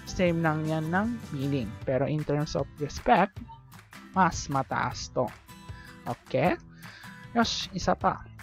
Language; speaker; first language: English; non-native, local second language; Filipino